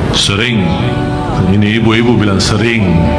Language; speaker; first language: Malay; non-native, fluent; Arabic